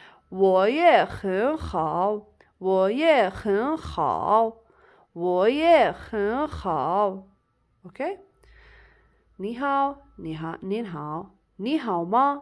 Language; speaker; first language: Chinese; non-native, fluent; Arabic